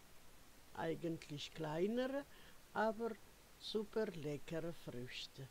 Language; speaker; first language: German; non-native, fluent; Russian